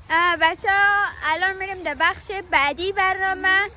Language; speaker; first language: Persian; native; Persian